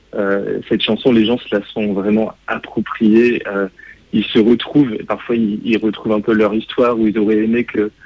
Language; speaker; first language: French; native; French